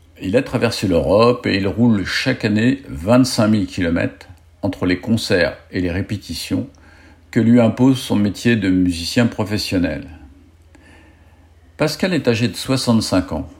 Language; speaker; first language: French; native; French